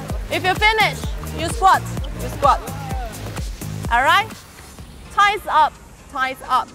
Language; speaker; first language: English; non-native, fluent; Chinese